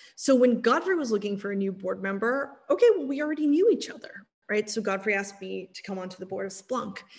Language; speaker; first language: English; native; English